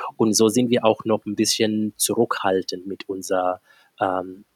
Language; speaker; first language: German; non-native, fluent; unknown